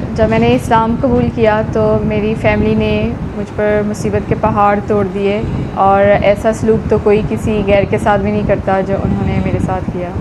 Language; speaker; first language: Urdu; native; Urdu